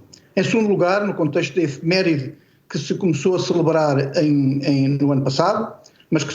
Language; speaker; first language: Portuguese; native; Portuguese